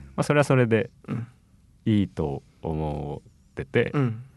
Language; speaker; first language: Japanese; native; Japanese